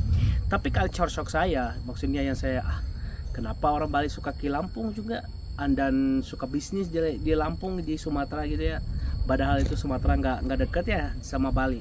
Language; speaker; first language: Indonesian; non-native, fluent; Arabic